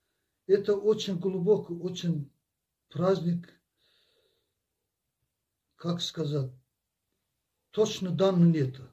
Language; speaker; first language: Russian; non-native, local second language; Azerbaijani